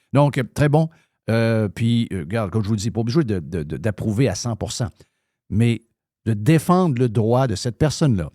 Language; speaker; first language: French; native; French